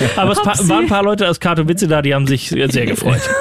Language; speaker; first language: German; native; German